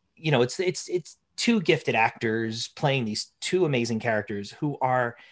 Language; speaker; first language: English; native; English